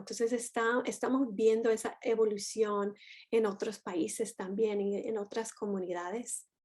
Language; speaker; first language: Spanish; non-native, fluent; English